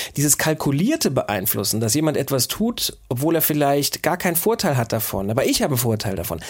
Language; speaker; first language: German; native; German